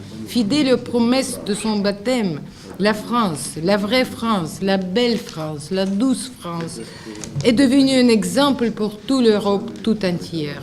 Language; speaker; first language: French; non-native, fluent; Russian